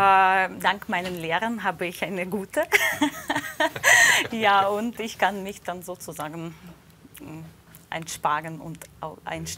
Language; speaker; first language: German; non-native, fluent; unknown